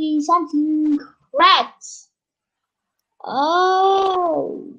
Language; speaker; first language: English; non-native, learner; Turkish